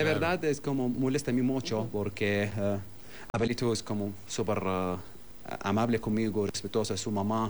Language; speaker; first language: Spanish; non-native, learner; Arabic